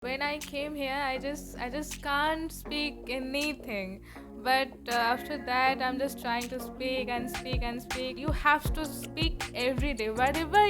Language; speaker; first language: English; non-native, learner; Bangla